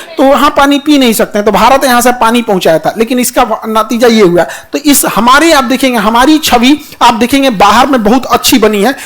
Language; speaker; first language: Hindi; native; Hindi